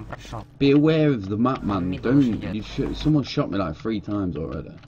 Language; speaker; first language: English; native; English